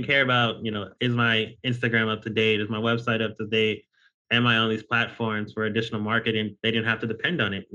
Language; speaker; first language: English; native; English